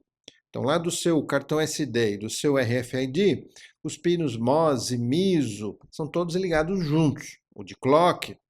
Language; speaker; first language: Portuguese; native; Portuguese